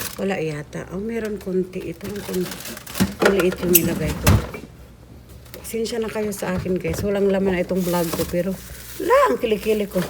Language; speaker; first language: Filipino; non-native, local second language; Cebuano